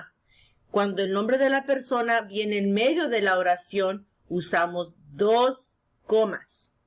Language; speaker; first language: Spanish; early bilingual, heritage; Spanish